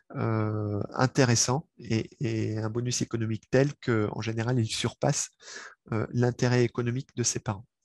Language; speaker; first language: French; native; French